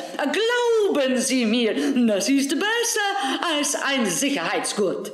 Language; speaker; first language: German; native; German